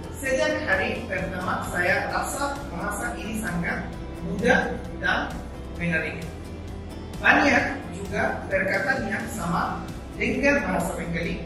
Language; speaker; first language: Indonesian; non-native, learner; Bangla